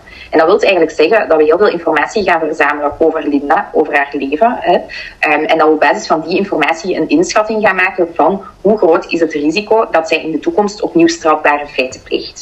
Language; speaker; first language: Dutch; native; Dutch